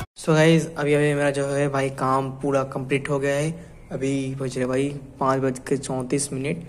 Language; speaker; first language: Hindi; non-native, local second language; Bangla